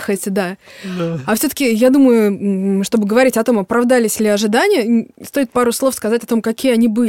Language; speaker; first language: Russian; native; Russian